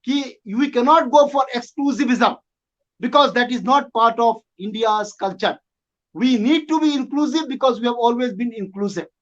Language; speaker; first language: English; non-native, local second language; Maithili